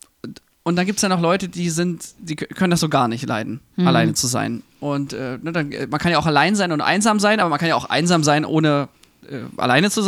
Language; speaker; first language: German; native; German